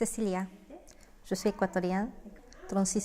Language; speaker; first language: French; non-native, learner; Spanish